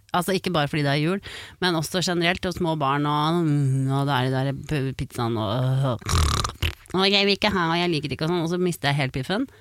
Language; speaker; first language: Norwegian; native; Norwegian